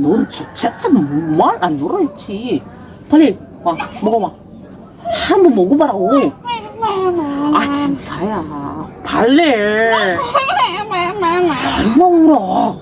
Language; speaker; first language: Korean; non-native, learner; Cebuano